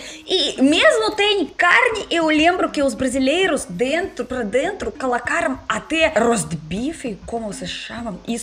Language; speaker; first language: Portuguese; non-native, learner; Russian